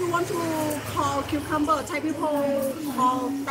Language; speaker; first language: English; non-native, learner; Thai